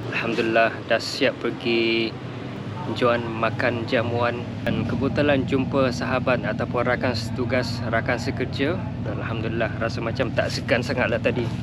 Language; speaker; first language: Malay; non-native, fluent; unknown